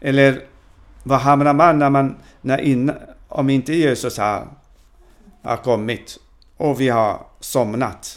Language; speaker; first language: Swedish; non-native, fluent; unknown